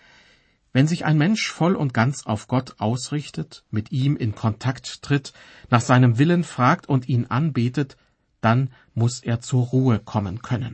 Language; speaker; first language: German; native; German